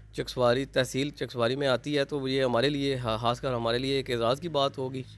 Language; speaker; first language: Urdu; non-native, local second language; Pahari-Potwari